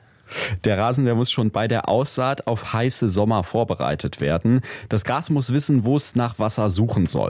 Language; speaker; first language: German; native; German